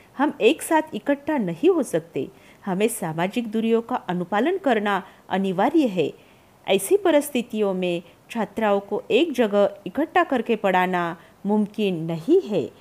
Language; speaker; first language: Hindi; non-native, local second language; Marathi